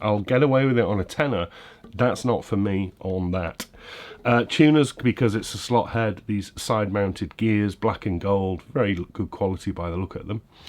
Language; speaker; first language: English; native; English